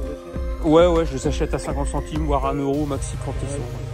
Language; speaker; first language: French; native; French